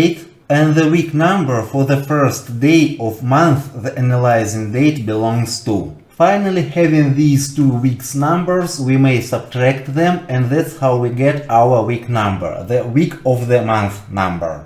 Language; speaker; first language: English; non-native, fluent; Russian